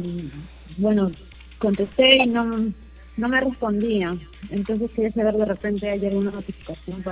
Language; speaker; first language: Spanish; native; Spanish